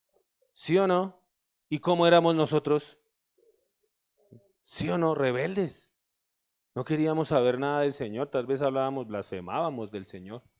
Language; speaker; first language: Spanish; native; Spanish